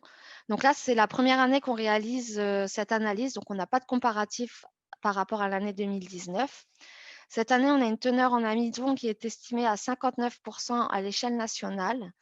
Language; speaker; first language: French; native; French